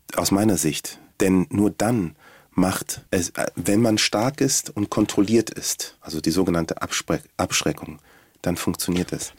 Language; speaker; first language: German; early bilingual, other home language; Swahili